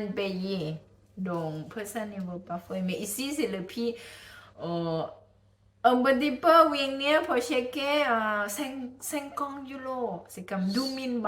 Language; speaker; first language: French; non-native, learner; Thai